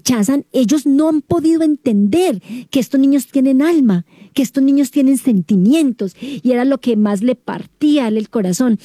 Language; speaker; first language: Spanish; native; Spanish